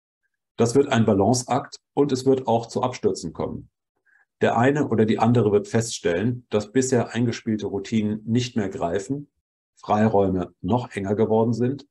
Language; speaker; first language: German; native; German